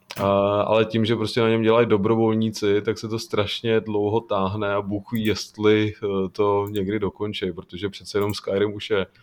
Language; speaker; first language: Czech; native; Czech